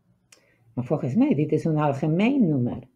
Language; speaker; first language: Dutch; non-native, fluent; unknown